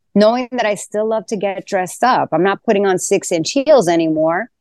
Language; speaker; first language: English; native; English